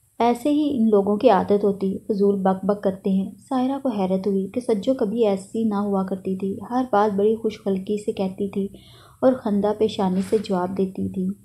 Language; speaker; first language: Urdu; native; Urdu